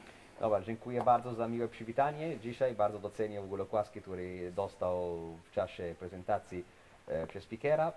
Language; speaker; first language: Polish; non-native, fluent; Italian